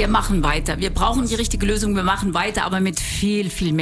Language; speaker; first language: German; native; German